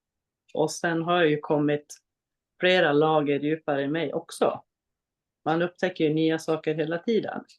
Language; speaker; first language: Swedish; native; Swedish